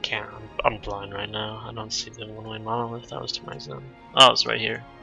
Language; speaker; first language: English; native; English